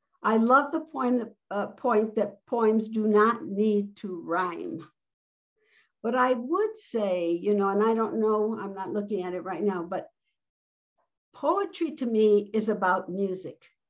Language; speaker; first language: English; early bilingual, other home language; Spanish